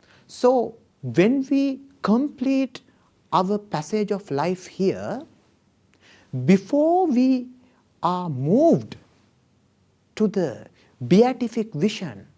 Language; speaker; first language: English; non-native, local second language; Sinhala